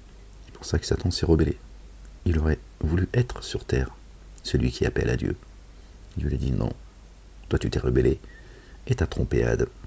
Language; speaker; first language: French; native; French